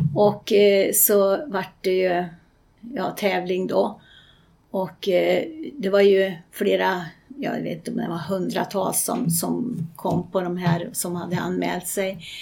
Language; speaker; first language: Swedish; native; Swedish